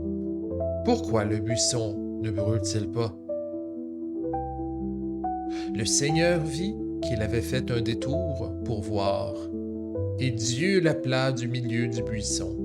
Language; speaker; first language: French; native; French